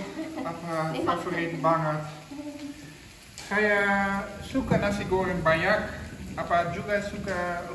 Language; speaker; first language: Indonesian; non-native, learner; Dutch